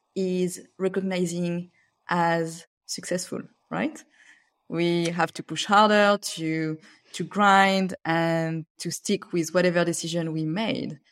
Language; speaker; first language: English; non-native, fluent; French